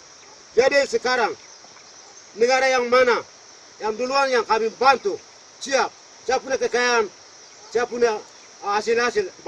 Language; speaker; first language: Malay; non-native, local second language; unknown